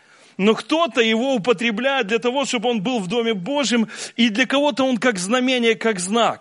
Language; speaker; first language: Russian; native; Russian